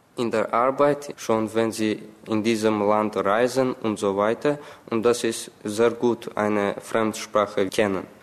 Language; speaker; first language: German; non-native, learner; Azerbaijani